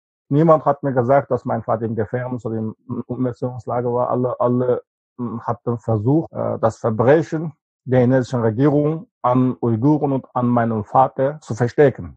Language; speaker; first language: German; non-native, fluent; Uyghur